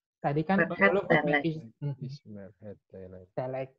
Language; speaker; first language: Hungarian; non-native, fluent; Indonesian